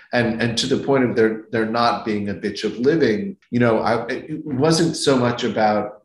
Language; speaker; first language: English; native; English